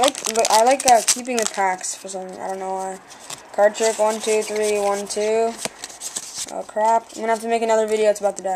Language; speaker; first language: English; native; English